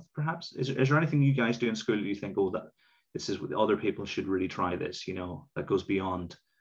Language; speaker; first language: English; native; English